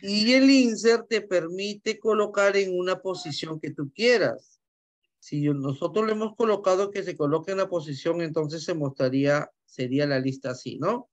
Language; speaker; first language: Spanish; native; Spanish